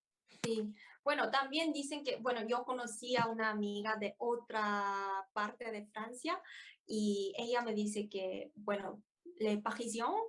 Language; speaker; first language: Spanish; non-native, fluent; Korean